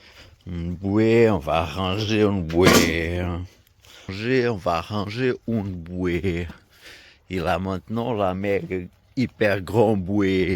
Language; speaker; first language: French; native; French